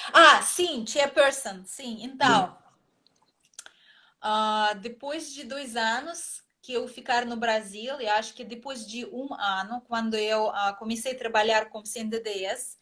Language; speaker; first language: Portuguese; non-native, fluent; Russian